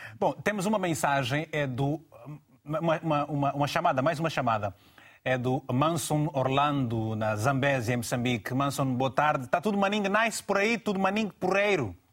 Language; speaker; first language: Portuguese; native; Portuguese